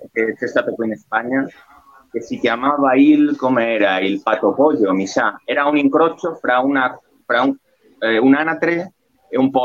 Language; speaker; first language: Italian; non-native, fluent; Spanish